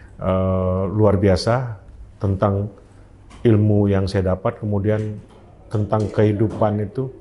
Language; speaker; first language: Indonesian; native; Indonesian